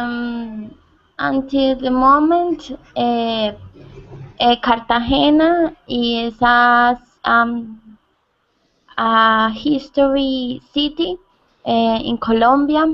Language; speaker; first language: English; non-native, learner; Spanish